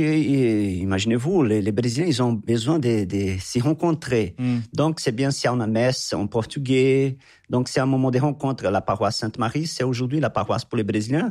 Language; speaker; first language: French; non-native, fluent; Portuguese